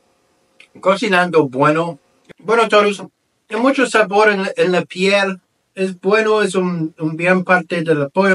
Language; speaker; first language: Spanish; non-native, learner; English